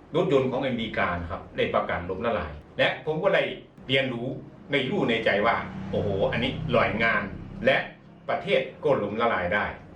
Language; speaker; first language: Thai; non-native, fluent; Chinese